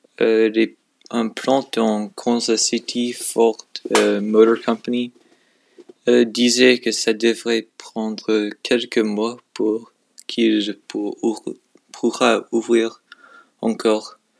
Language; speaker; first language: French; non-native, learner; English